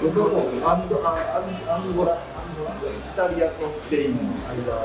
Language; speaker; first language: Japanese; native; Japanese